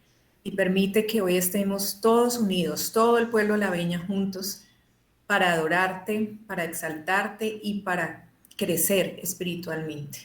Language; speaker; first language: Spanish; native; Spanish